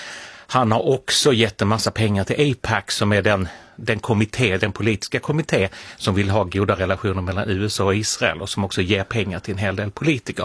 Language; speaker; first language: Swedish; native; Swedish